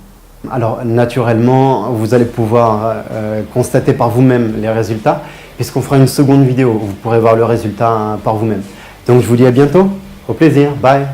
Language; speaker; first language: French; native; French